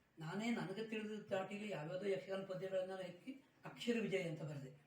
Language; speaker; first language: Kannada; native; Kannada